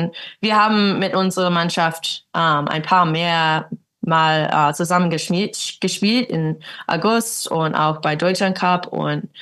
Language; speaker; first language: German; early bilingual, heritage; English